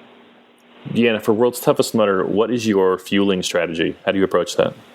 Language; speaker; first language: English; native; English